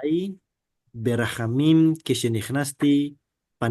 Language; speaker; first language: Hebrew; non-native, learner; Indonesian